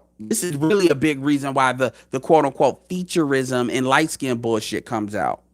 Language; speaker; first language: English; native; English